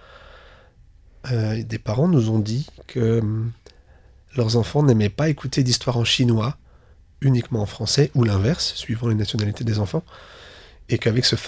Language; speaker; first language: French; native; French